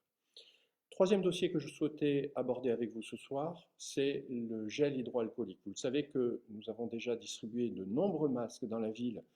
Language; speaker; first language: French; native; French